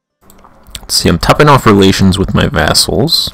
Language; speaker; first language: English; native; English